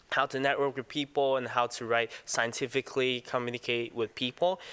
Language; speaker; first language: English; non-native, local second language; Cantonese